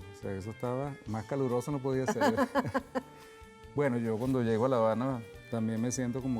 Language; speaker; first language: Spanish; native; Spanish